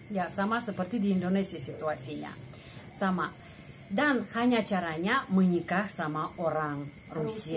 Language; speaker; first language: Indonesian; non-native, fluent; Russian